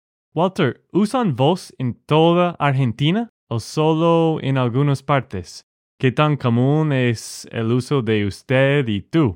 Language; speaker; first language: Spanish; non-native, fluent; English